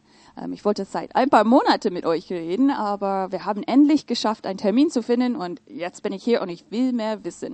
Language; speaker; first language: German; non-native, fluent; English